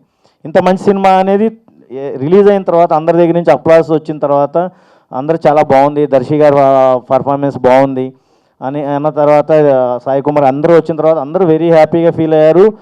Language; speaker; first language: Telugu; native; Telugu